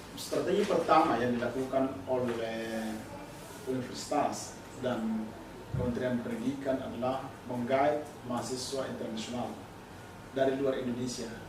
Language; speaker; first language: Indonesian; native; Indonesian